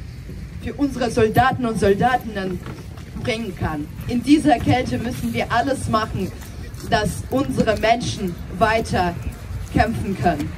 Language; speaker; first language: German; non-native, fluent; Ukrainian